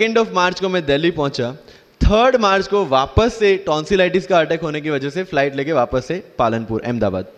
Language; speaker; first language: Hindi; non-native, local second language; Gujarati